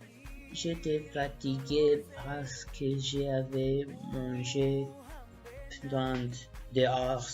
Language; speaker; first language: French; non-native, learner; Spanish